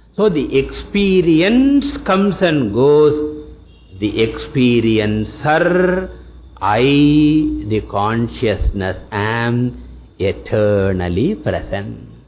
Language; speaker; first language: English; non-native, local second language; Tamil